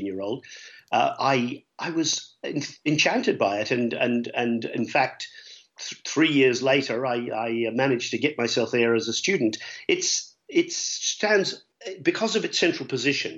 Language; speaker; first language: English; native; English